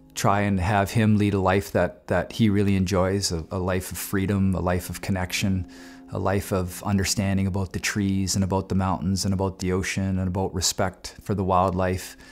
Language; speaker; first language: English; native; English